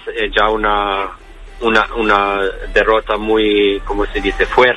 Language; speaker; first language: Spanish; non-native, learner; Italian